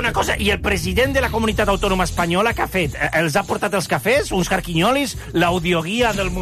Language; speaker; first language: Catalan; native; Catalan